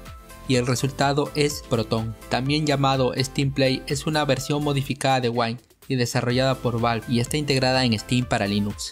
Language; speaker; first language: Spanish; native; Spanish